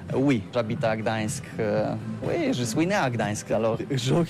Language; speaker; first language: French; non-native, learner; Polish